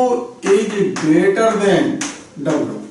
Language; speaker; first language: Hindi; native; Hindi